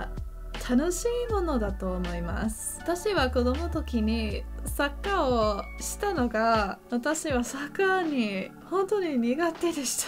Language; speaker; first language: Japanese; non-native, learner; English